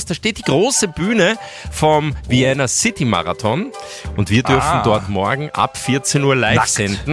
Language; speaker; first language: German; native; German